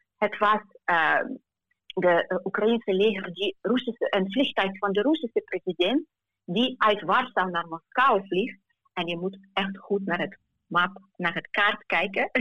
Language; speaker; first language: Dutch; non-native, fluent; Ukrainian